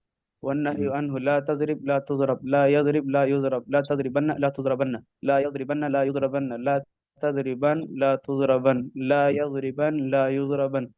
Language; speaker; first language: Arabic; non-native, learner; Urdu